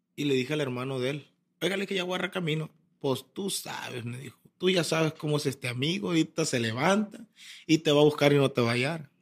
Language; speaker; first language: Spanish; native; Spanish